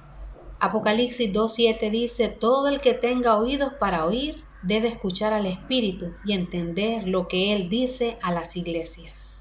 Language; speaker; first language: Spanish; native; Spanish